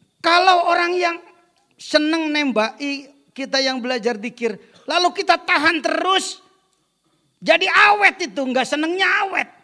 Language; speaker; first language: Indonesian; non-native, local second language; Sundanese